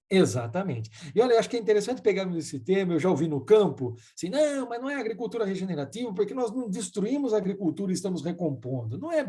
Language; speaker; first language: Portuguese; native; Portuguese